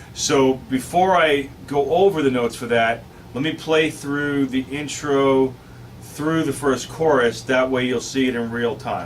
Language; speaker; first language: English; native; English